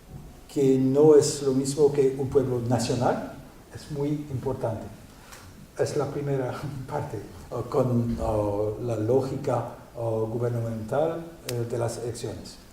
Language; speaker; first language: Spanish; non-native, learner; French